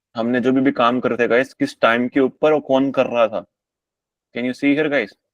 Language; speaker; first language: Hindi; native; Hindi